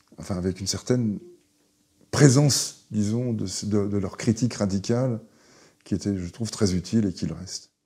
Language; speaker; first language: French; early bilingual, other home language; Hebrew